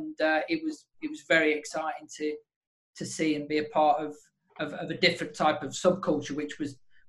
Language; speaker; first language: English; native; English